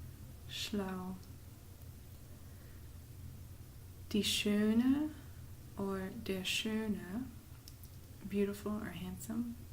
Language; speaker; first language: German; non-native, fluent; English